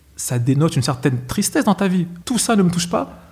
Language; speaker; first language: French; native; French